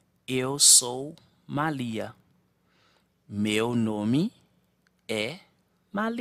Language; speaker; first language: Portuguese; non-native, fluent; Haitian Creole